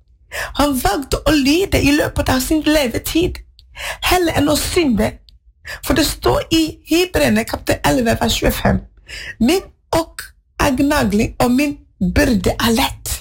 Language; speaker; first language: Norwegian; non-native, fluent; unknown